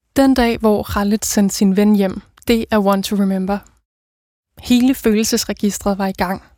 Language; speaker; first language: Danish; native; Danish